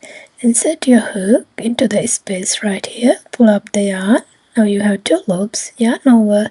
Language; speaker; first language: English; non-native, fluent; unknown